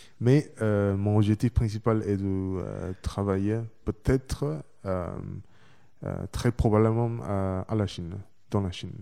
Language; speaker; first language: French; non-native, learner; Chinese